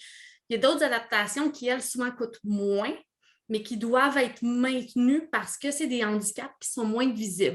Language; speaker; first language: French; native; French